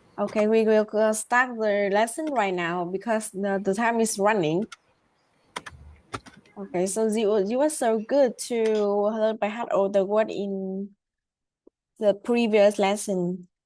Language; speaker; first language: English; non-native, learner; Vietnamese